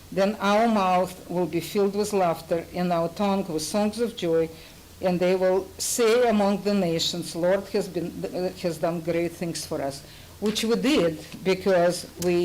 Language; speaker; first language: English; non-native, fluent; Russian